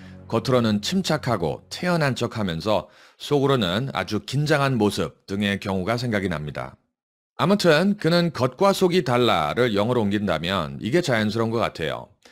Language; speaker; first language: Korean; native; Korean